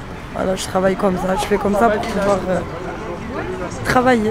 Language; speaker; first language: French; native; French